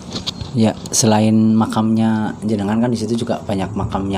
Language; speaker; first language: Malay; non-native, local second language; Javanese